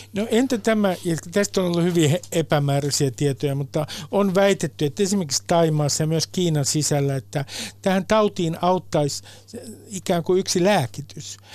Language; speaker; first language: Finnish; native; Finnish